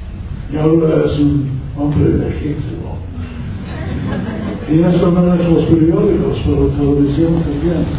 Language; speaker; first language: Spanish; non-native, learner; English